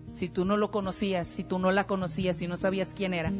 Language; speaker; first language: Spanish; native; Spanish